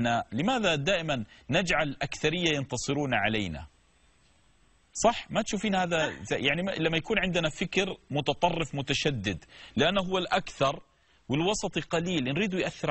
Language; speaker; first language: Arabic; native; Arabic